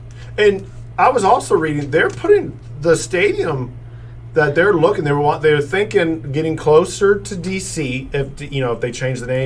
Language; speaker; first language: English; native; English